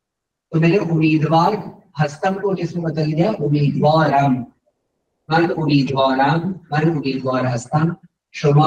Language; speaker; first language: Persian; non-native, fluent; Urdu